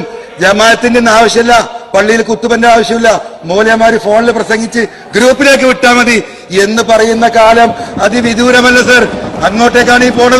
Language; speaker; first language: Malayalam; native; Malayalam